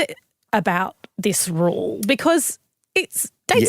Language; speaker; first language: English; native; English